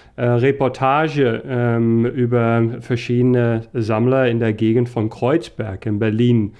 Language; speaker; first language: English; non-native, fluent; Dutch